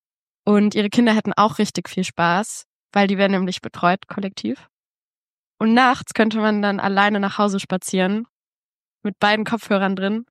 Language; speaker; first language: German; native; German